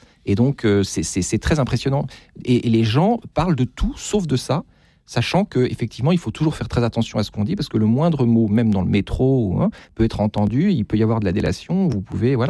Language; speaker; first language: French; native; French